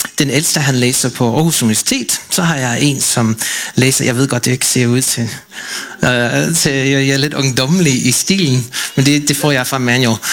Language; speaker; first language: Danish; non-native, fluent; English